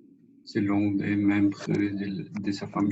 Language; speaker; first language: French; non-native, learner; Spanish